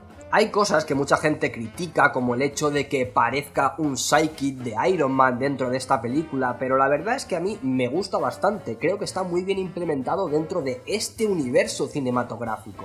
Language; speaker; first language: Spanish; native; Spanish